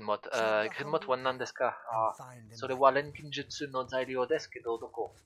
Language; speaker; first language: Japanese; non-native, learner; French